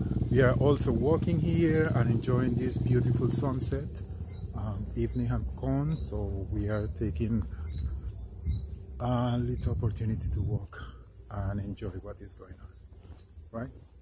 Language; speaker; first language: English; non-native, fluent; Spanish